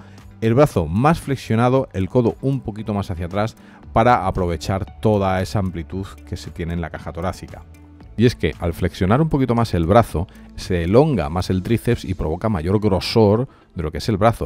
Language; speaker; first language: Spanish; native; Spanish